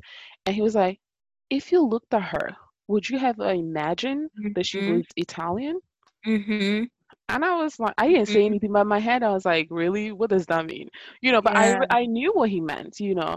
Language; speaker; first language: English; non-native, fluent; Italian